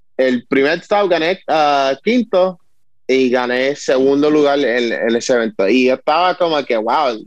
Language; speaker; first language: Spanish; early bilingual, heritage; Spanish